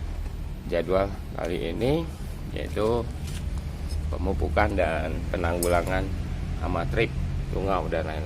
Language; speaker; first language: Indonesian; native; Indonesian